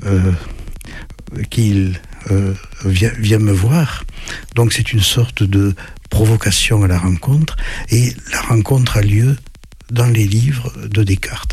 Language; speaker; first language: French; native; French